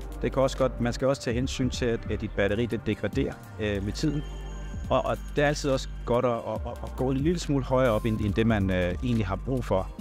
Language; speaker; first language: Danish; non-native, fluent; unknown